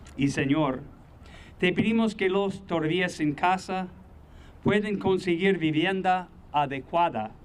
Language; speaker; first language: Spanish; non-native, fluent; English